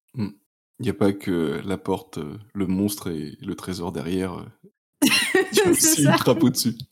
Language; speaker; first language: French; native; French